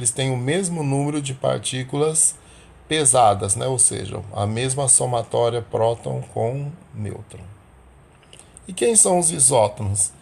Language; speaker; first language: Portuguese; native; Portuguese